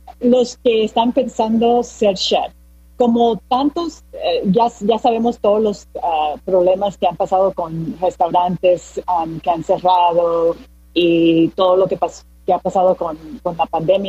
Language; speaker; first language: Spanish; early bilingual, heritage; Spanish